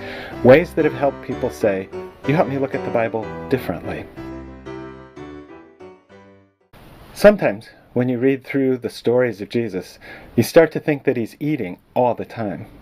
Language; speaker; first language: English; native; English